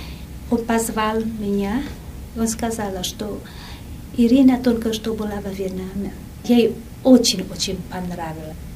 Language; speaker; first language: Russian; non-native, fluent; Vietnamese